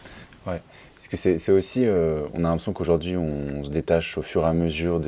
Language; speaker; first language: French; native; French